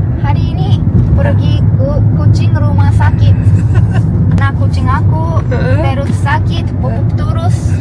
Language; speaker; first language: Indonesian; non-native, learner; English